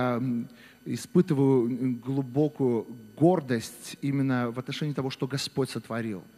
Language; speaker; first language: Russian; native; Russian